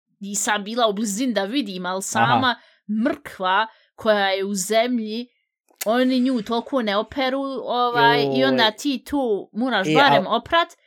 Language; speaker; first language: Bosnian; early bilingual, heritage; Bosnian